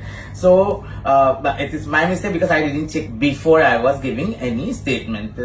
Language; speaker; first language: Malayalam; non-native, fluent; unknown